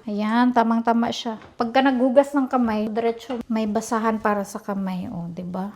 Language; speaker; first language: Filipino; non-native, local second language; Cebuano